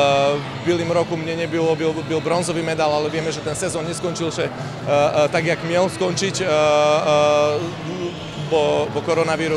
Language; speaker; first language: Polish; non-native, fluent; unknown